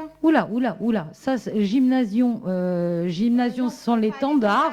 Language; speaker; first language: French; native; French